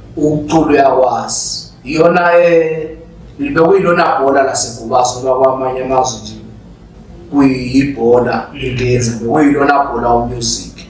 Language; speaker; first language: Zulu; native; Zulu